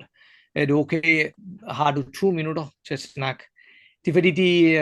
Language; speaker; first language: Danish; non-native, fluent; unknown